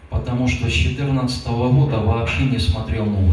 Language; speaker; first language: Russian; native; Russian